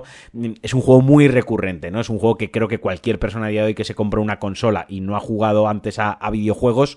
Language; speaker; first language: Spanish; native; Spanish